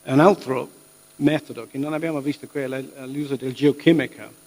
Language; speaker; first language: Italian; non-native, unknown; English